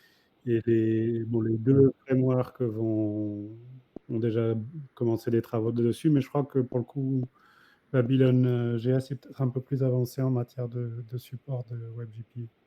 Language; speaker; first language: French; native; French